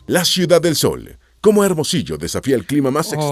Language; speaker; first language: Spanish; native; Spanish